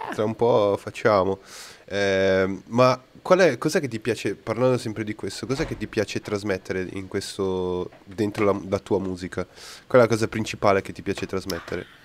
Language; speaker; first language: Italian; non-native, fluent; Portuguese